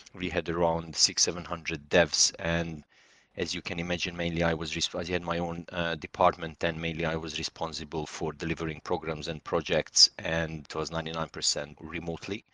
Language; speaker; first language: English; non-native, fluent; Hungarian